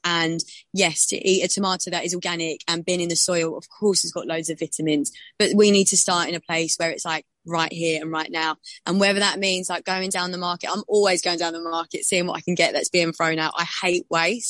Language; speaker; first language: English; native; English